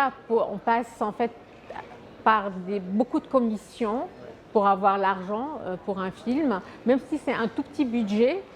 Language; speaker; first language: French; non-native, fluent; Arabic